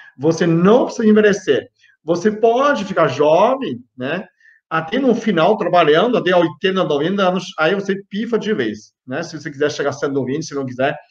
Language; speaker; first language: Portuguese; non-native, fluent; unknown